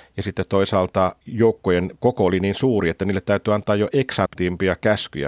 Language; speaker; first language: Finnish; native; Finnish